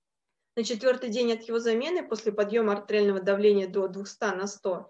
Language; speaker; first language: Russian; native; Russian